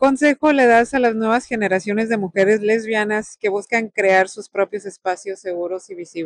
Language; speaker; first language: Spanish; native; Spanish